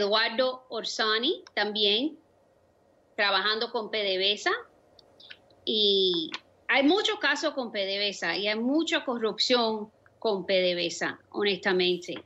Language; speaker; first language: Spanish; early bilingual, other home language; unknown